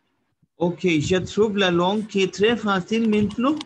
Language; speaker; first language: French; non-native, fluent; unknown